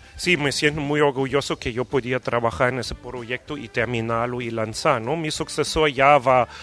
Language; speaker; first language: Spanish; non-native, fluent; German